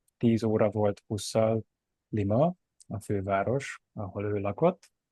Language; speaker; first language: Hungarian; native; Hungarian